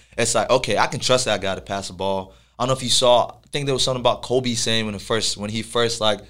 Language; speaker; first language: English; non-native, local second language; Yoruba